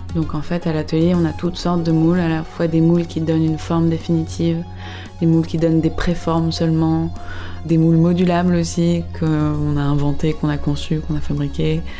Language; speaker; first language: French; native; French